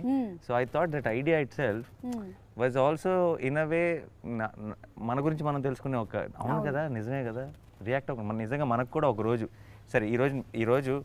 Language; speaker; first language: Telugu; native; Telugu